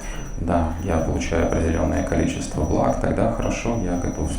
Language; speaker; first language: Russian; native; Russian